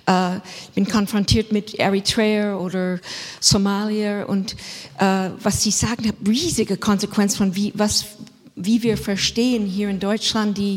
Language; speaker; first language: German; non-native, fluent; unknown